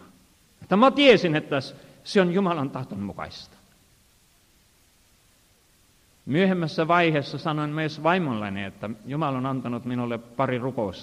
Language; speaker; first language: Finnish; non-native, fluent; Estonian